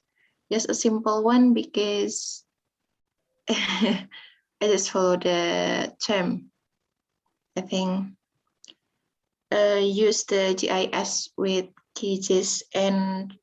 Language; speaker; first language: English; non-native, fluent; Indonesian